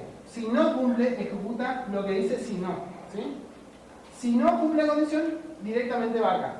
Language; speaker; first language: Spanish; native; Spanish